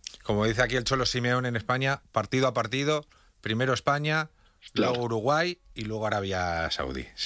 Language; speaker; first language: Spanish; native; Spanish